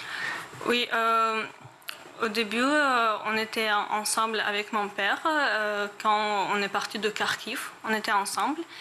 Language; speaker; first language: French; non-native, learner; Ukrainian